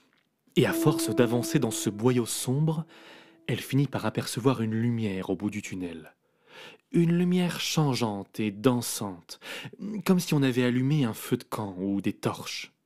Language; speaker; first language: French; native; French